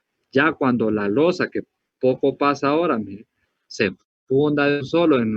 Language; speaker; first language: Spanish; native; Spanish